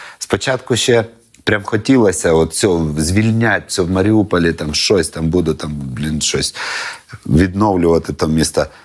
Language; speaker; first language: Ukrainian; non-native, local second language; Russian